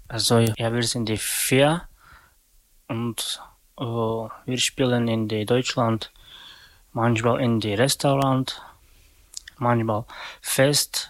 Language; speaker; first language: German; non-native, learner; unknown